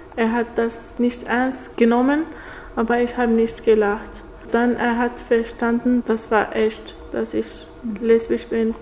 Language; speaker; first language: German; non-native, learner; Arabic